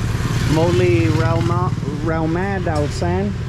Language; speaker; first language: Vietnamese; non-native, learner; English